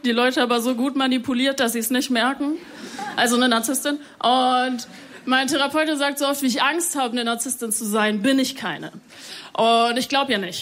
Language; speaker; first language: German; early bilingual, other home language; Spanish